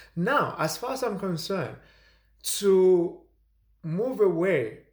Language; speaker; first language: English; non-native, local second language; Igbo